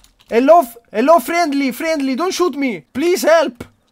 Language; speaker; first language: English; non-native, learner; Italian